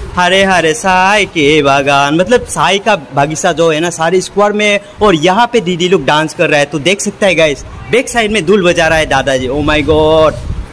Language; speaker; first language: Hindi; non-native, local second language; Assamese